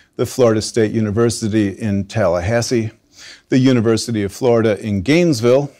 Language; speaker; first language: English; native; English